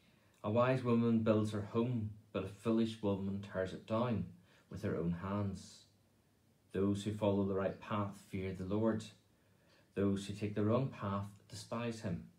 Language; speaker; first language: English; native; English